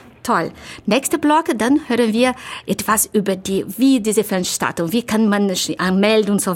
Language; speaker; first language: German; non-native, fluent; Portuguese